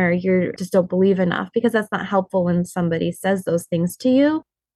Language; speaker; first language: English; native; English